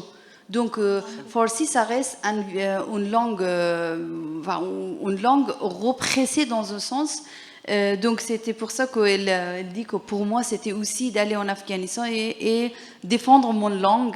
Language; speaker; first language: French; non-native, learner; Persian